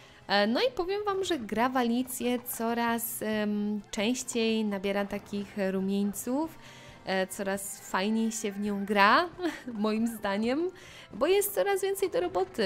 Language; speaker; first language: Polish; native; Polish